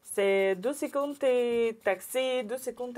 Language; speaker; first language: French; non-native, learner; Ukrainian